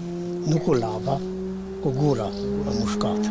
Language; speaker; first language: Romanian; non-native, local second language; Hungarian